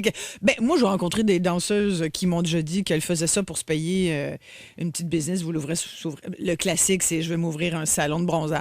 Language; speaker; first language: French; native; French